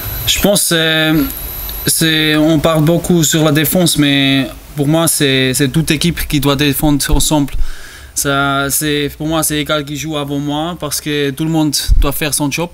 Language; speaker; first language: French; non-native, learner; German